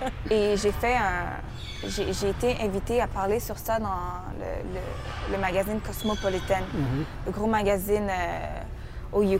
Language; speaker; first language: French; early bilingual, heritage; French